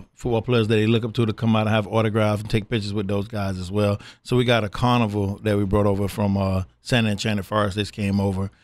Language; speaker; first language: English; native; English